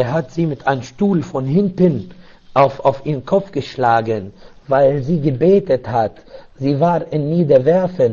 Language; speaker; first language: German; non-native, fluent; Arabic